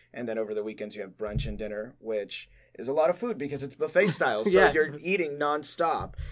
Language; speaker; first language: English; native; English